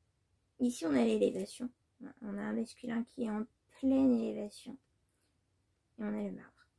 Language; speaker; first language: French; native; French